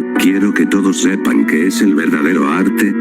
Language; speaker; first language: Spanish; native; Spanish